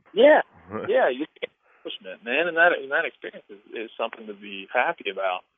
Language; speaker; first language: English; native; English